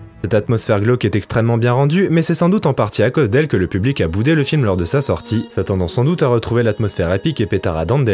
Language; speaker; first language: French; native; French